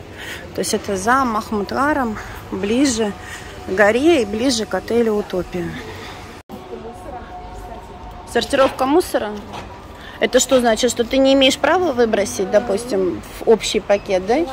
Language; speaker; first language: Russian; native; Russian